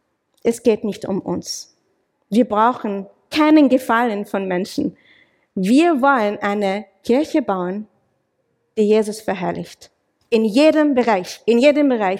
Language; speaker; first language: German; non-native, fluent; English